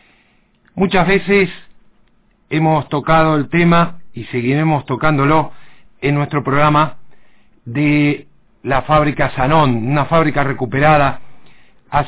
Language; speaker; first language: Spanish; native; Spanish